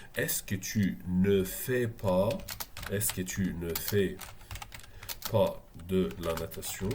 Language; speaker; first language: French; non-native, fluent; Arabic